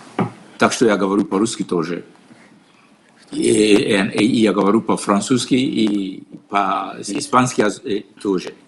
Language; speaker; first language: Russian; non-native, fluent; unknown